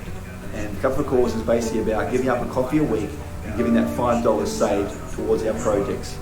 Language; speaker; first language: English; native; English